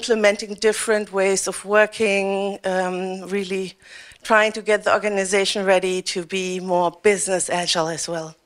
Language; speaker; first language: English; non-native, fluent; German